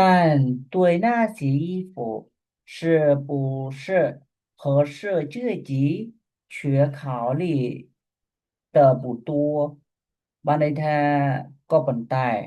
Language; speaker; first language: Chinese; non-native, fluent; Khmer